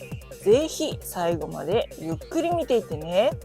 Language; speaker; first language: Japanese; native; Japanese